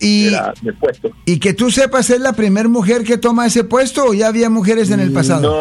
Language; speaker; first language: Spanish; native; Spanish